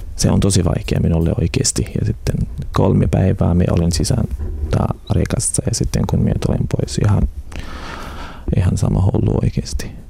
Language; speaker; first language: Finnish; non-native, learner; Arabic